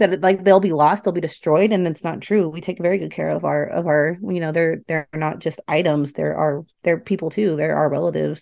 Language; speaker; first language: English; native; English